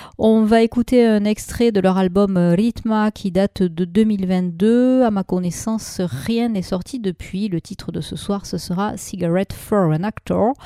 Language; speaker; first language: French; native; French